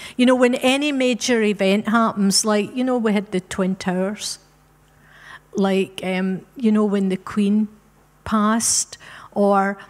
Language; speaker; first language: English; native; English